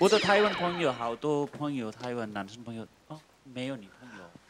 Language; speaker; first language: Chinese; non-native, fluent; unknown